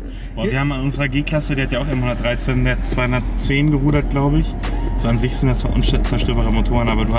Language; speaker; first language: German; native; German